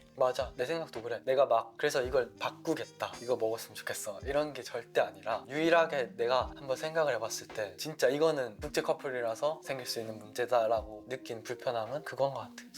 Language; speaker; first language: Korean; native; Korean